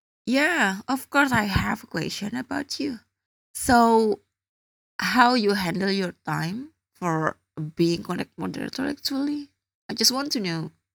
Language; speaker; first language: English; non-native, learner; Indonesian